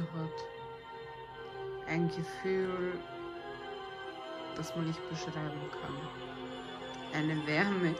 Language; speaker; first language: German; early bilingual, heritage; German